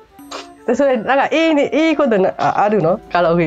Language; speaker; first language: Japanese; non-native, fluent; Burmese